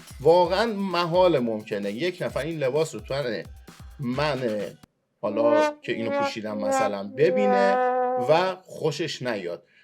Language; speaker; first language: Persian; non-native, local second language; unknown